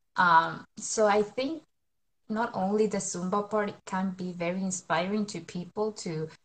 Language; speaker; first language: English; non-native, fluent; Spanish